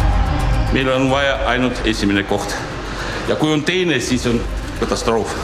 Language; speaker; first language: Estonian; non-native, local second language; Russian